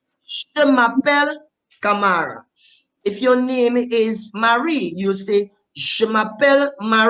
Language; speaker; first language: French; non-native, fluent; English